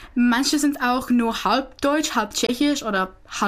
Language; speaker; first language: German; non-native, fluent; Czech